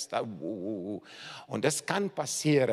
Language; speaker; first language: German; non-native, fluent; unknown